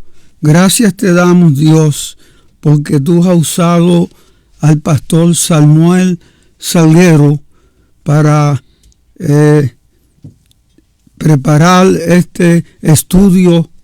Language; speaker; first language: Spanish; native; Spanish